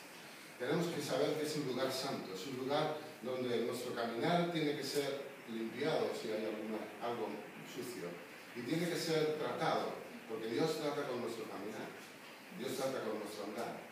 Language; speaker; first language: Spanish; native; Spanish